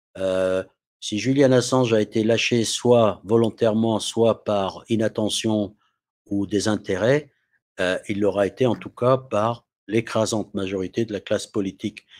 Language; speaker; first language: French; non-native, fluent; English